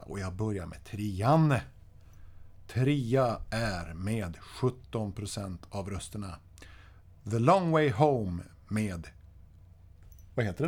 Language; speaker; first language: Swedish; native; Swedish